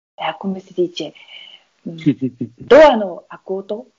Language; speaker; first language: Italian; non-native, learner; Japanese